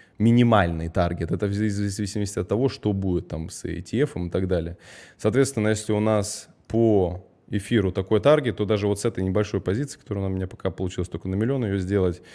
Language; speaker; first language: Russian; early bilingual, heritage; Russian